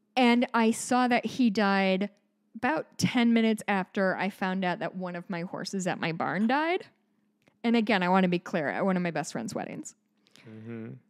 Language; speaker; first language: English; native; English